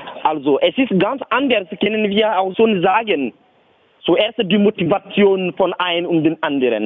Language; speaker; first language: German; non-native, learner; Bambara